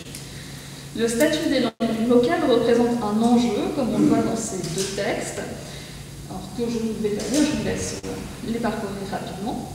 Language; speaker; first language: French; native; French